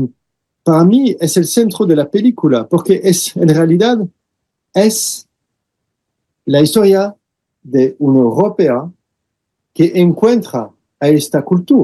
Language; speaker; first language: Spanish; non-native, fluent; French